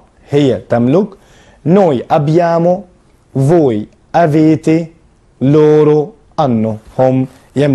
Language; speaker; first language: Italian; non-native, fluent; Arabic